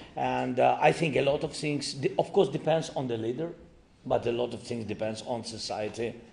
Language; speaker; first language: English; non-native, learner; Ukrainian